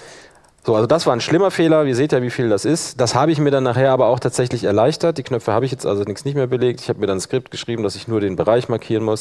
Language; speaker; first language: German; native; German